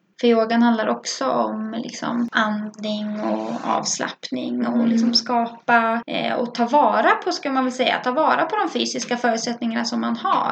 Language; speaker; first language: Swedish; native; Swedish